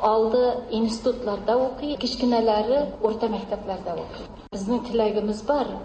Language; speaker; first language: Tatar; early bilingual, heritage; Tatar